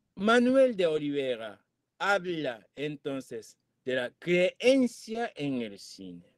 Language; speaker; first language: Spanish; non-native, fluent; Japanese